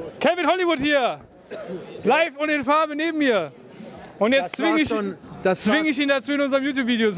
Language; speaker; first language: German; native; German